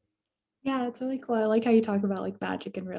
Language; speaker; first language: English; native; English